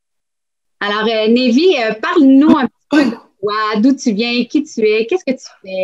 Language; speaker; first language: French; native; French